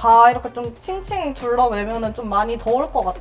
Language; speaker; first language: Korean; native; Korean